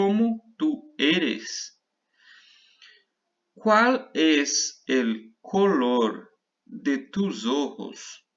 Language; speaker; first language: Spanish; non-native, fluent; Portuguese